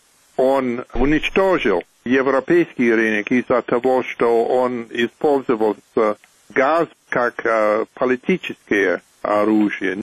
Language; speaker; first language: Russian; non-native, fluent; English